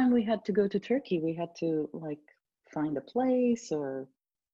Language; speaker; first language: English; non-native, fluent; Turkish